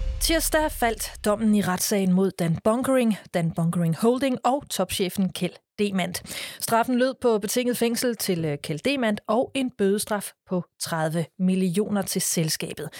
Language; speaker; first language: Danish; native; Danish